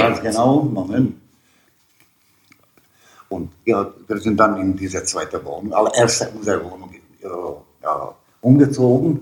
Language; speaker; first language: German; non-native, learner; Bosnian